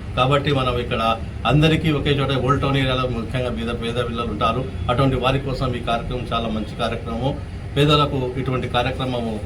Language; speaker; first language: Telugu; non-native, local second language; Urdu